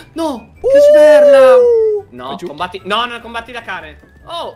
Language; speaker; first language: Italian; native; Italian